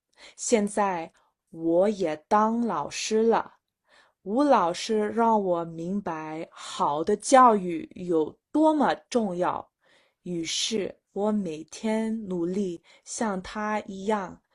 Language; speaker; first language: Chinese; non-native, fluent; English